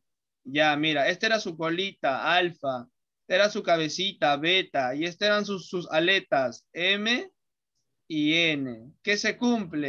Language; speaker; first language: Spanish; native; Spanish